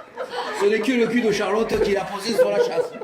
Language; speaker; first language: French; native; French